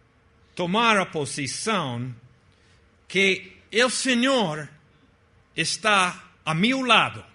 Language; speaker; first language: Portuguese; non-native, fluent; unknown